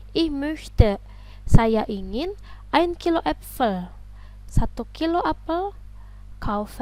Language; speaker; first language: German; non-native, fluent; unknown